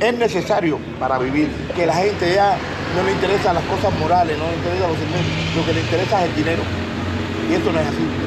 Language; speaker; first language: Spanish; native; Spanish